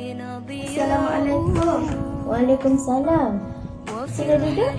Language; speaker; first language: Malay; native; Malay